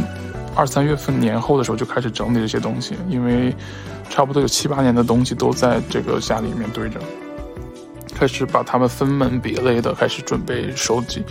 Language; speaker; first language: Chinese; native; Chinese